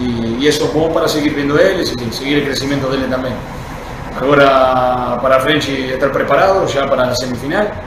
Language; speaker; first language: Portuguese; non-native, learner; Spanish